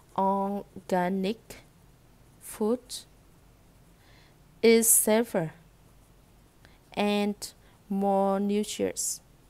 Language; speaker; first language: English; non-native, fluent; Vietnamese